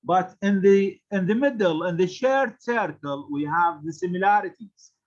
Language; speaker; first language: English; non-native, fluent; Arabic